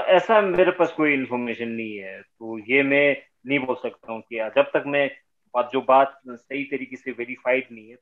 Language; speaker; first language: Hindi; native; Hindi